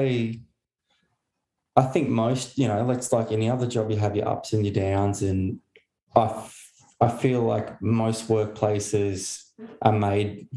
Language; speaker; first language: English; native; English